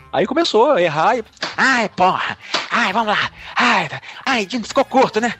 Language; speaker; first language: Portuguese; native; Portuguese